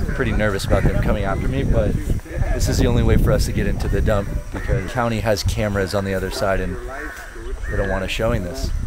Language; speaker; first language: English; native; English